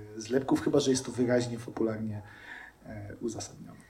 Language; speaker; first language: Polish; native; Polish